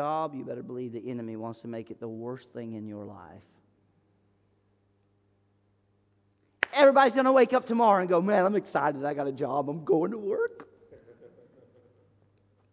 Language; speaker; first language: English; native; English